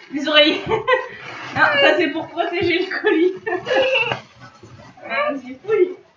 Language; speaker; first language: French; native; French